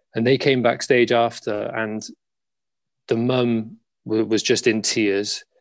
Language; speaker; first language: English; native; English